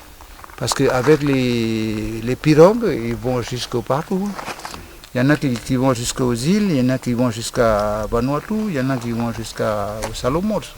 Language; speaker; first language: French; non-native, local second language; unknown